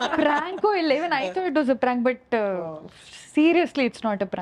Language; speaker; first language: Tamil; early bilingual, heritage; Tamil